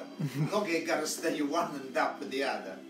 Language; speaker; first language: English; non-native, local second language; Italian